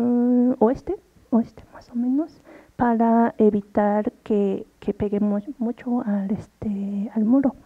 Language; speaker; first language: Spanish; non-native, fluent; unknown